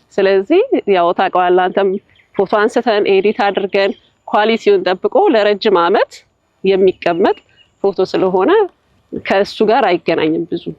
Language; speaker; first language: Amharic; native; Amharic